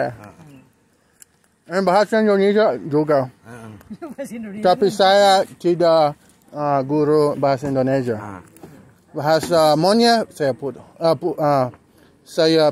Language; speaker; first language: Indonesian; non-native, learner; English